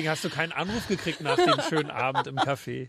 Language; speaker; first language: German; native; German